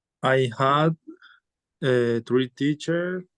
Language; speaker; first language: English; non-native, learner; Spanish